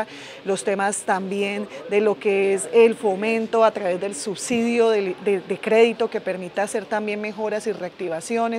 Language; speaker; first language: Spanish; native; Spanish